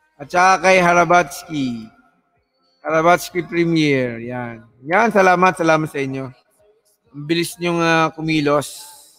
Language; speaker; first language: Filipino; native; Filipino